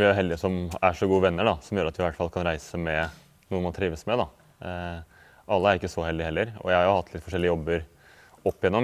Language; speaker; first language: Norwegian; native; Norwegian